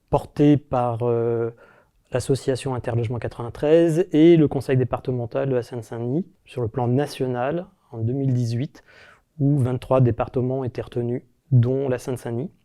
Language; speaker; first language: French; native; French